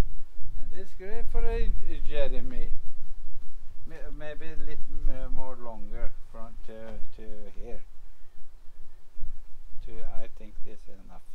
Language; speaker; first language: English; non-native, learner; Norwegian